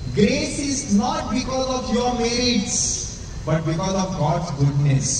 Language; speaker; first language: English; non-native, local second language; Marathi